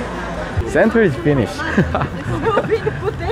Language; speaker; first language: English; non-native, learner; Korean